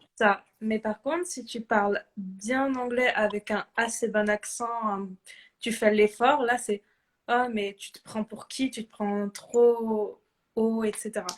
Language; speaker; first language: French; native; French